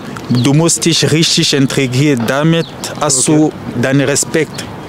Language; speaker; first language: German; non-native, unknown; French